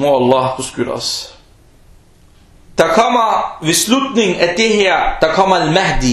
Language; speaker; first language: Danish; early bilingual, other home language; Arabic